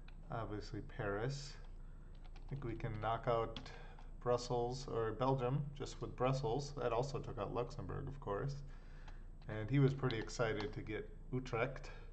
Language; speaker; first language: English; native; English